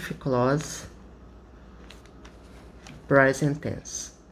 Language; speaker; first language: English; non-native, fluent; Portuguese